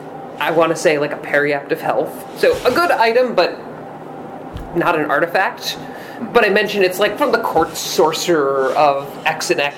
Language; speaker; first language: English; native; English